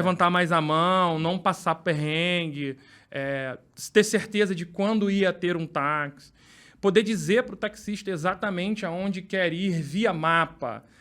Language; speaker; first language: Portuguese; native; Portuguese